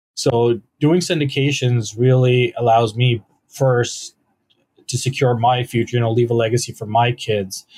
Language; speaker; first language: English; native; English